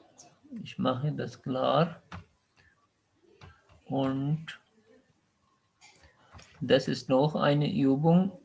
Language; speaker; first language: German; non-native, fluent; Urdu